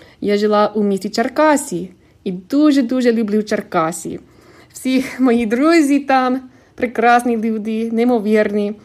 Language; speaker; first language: Ukrainian; non-native, fluent; English